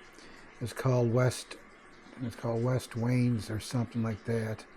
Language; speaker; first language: English; native; English